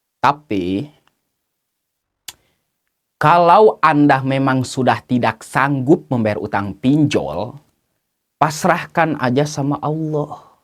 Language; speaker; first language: Indonesian; native; Indonesian